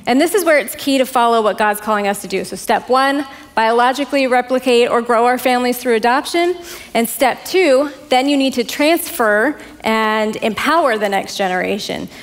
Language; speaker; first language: English; native; English